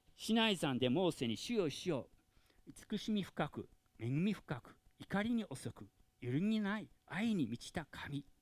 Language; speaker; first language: Japanese; non-native, fluent; English